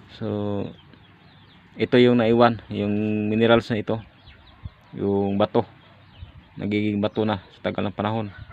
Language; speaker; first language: Filipino; non-native, local second language; Cebuano